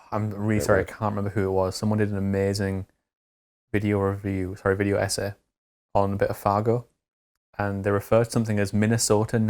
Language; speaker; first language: English; native; English